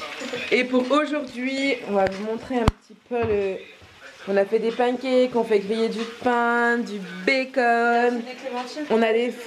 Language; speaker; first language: French; native; French